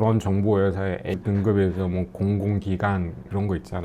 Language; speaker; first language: Korean; native; Korean